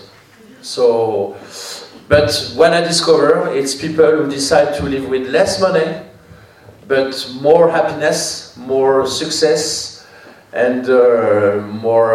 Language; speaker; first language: English; non-native, fluent; French